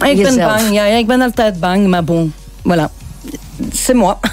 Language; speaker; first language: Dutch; non-native, local second language; French